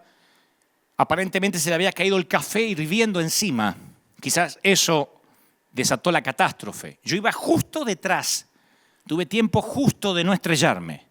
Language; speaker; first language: Spanish; native; Spanish